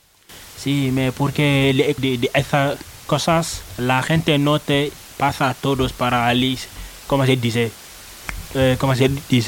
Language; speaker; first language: Spanish; non-native, learner; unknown